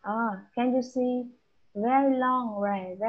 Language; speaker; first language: English; non-native, fluent; Vietnamese